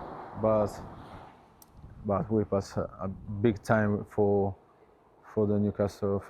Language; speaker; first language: English; non-native, learner; Italian